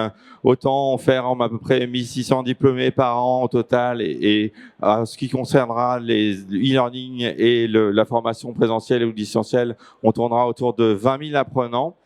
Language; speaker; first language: French; native; French